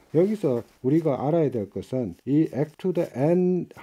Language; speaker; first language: Korean; native; Korean